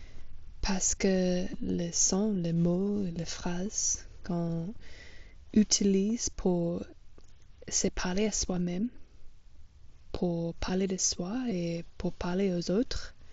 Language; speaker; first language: French; non-native, fluent; English